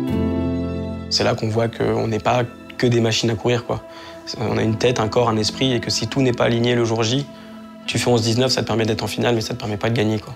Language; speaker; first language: French; native; French